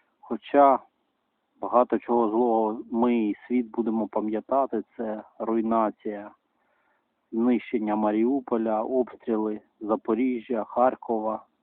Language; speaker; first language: Ukrainian; non-native, local second language; Russian